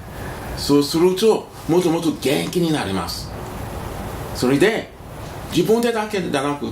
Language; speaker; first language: Japanese; non-native, learner; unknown